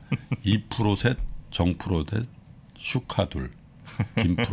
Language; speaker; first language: Korean; native; Korean